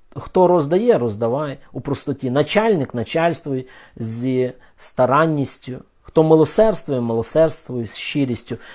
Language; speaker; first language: Ukrainian; non-native, local second language; Russian